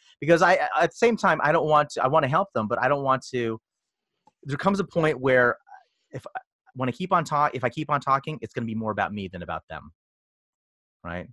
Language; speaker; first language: English; early bilingual, other home language; Filipino